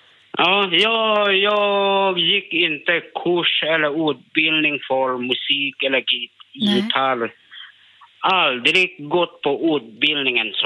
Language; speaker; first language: Swedish; non-native, learner; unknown